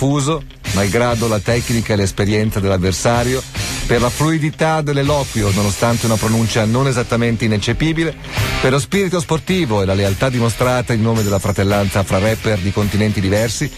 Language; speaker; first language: Italian; native; Italian